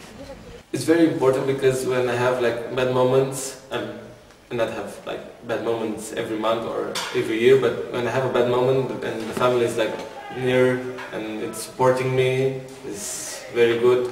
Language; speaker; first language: English; non-native, learner; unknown